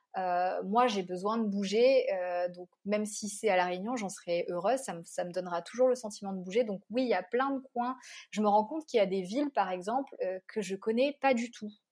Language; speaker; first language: French; native; French